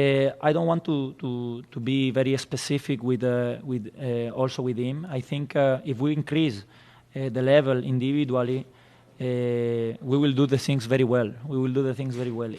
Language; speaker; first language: English; non-native, fluent; Spanish